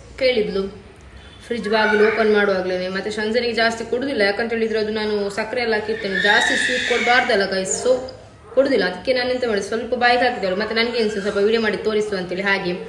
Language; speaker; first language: Kannada; non-native, local second language; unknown